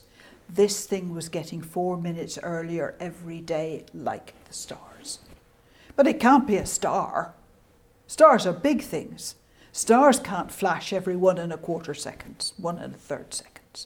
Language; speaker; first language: English; native; English